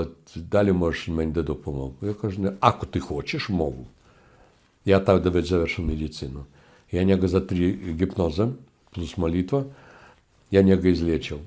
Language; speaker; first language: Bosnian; non-native, learner; Russian